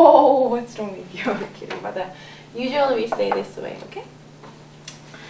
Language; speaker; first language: English; non-native, learner; Korean